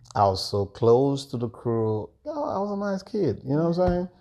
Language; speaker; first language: English; non-native, local second language; Igbo